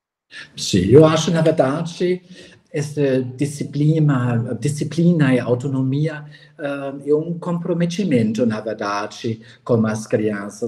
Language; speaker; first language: Portuguese; non-native, fluent; German